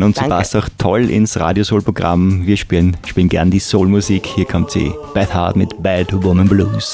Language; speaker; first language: German; native; German